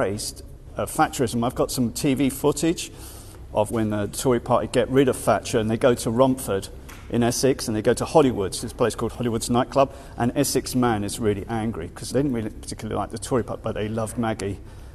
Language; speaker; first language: English; native; English